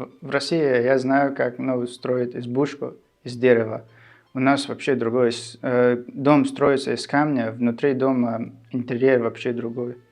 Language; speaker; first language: Russian; non-native, local second language; Shughni